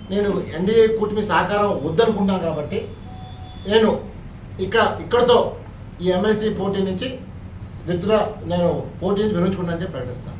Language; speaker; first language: Telugu; native; Telugu